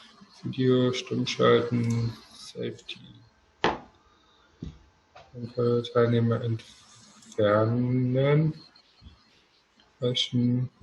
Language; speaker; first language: German; native; German